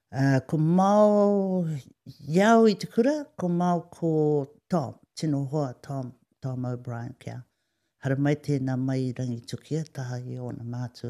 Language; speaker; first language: Māori; native; Māori